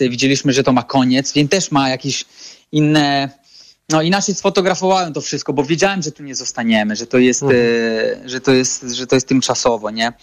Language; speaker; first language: Polish; non-native, fluent; Italian